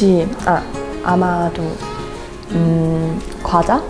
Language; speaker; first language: Korean; non-native, fluent; German